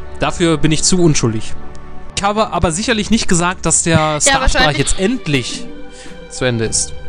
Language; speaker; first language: German; native; German